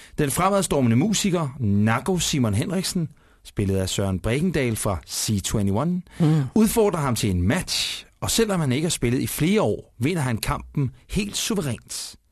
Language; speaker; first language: Danish; native; Danish